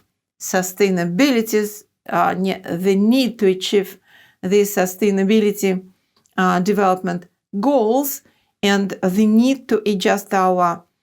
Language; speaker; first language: English; non-native, fluent; Russian